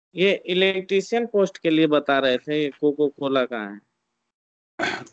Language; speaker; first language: Hindi; native; Hindi